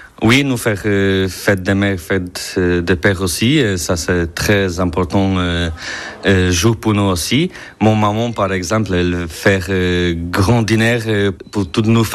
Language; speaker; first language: French; non-native, learner; Polish